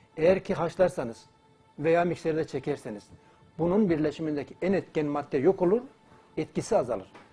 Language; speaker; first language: Turkish; native; Turkish